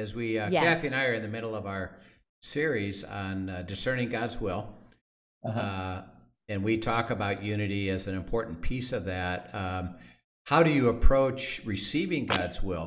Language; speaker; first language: English; native; English